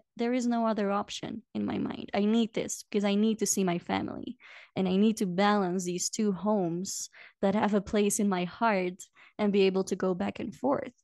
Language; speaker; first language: English; non-native, fluent; Dutch